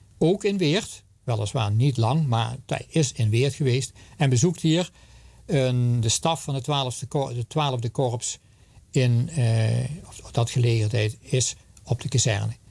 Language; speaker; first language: Dutch; native; Dutch